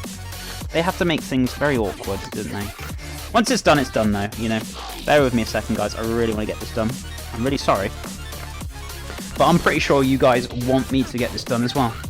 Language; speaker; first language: English; native; English